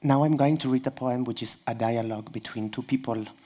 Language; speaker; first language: English; non-native, fluent; Catalan